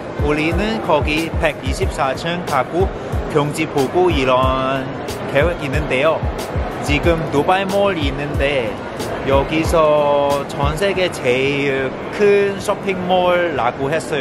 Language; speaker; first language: Korean; non-native, learner; Cantonese